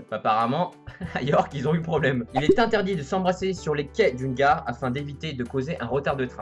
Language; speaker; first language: French; native; French